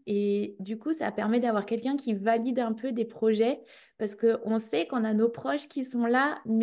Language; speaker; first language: French; native; French